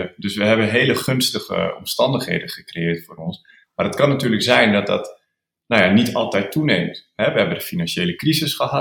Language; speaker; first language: Dutch; native; Dutch